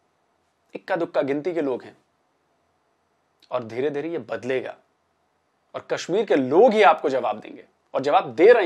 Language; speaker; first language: Hindi; native; Hindi